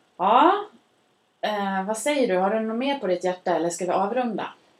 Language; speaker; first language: Swedish; native; Swedish